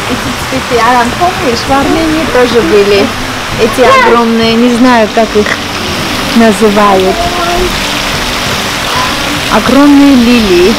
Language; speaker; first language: Russian; non-native, fluent; Armenian